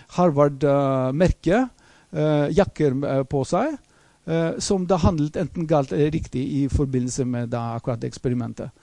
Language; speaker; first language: Norwegian; non-native, fluent; Greek